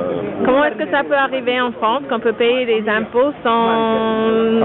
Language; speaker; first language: French; non-native, fluent; English